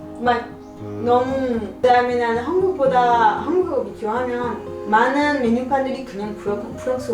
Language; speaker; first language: Korean; non-native, learner; French